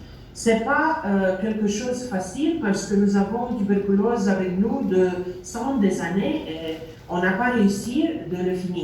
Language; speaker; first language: French; non-native, learner; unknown